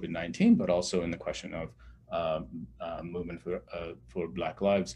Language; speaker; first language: English; non-native, local second language; Urdu